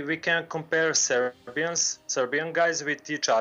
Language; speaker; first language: English; non-native, learner; Serbian